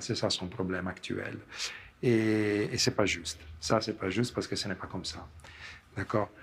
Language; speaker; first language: French; non-native, fluent; Italian